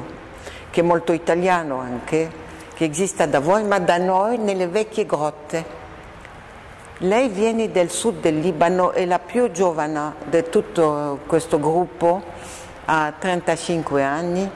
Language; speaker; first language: Italian; non-native, fluent; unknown